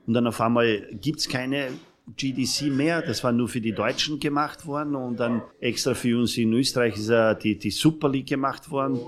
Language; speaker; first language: German; non-native, fluent; Serbian